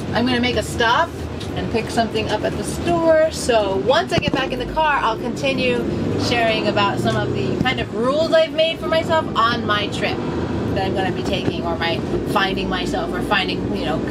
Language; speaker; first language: English; native; English